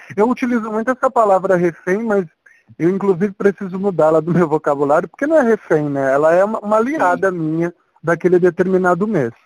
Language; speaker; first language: Portuguese; native; Portuguese